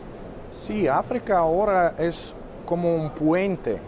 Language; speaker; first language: Spanish; non-native, fluent; Russian